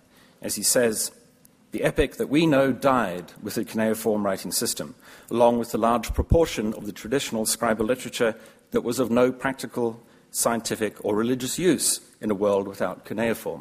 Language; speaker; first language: English; native; English